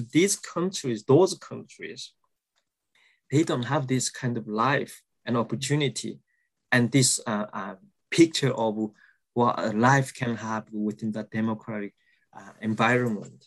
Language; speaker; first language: English; non-native, fluent; Korean